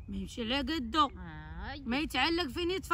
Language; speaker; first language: Arabic; native; Arabic